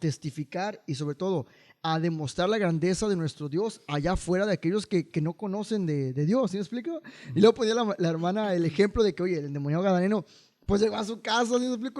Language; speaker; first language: Spanish; native; Spanish